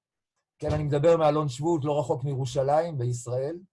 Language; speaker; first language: Hebrew; native; Hebrew